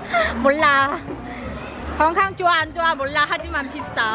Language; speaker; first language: Korean; non-native, learner; Vietnamese